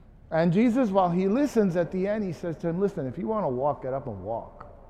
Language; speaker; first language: English; early bilingual, other home language; Spanish